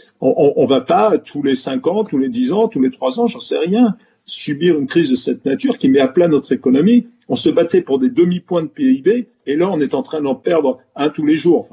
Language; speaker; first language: French; native; French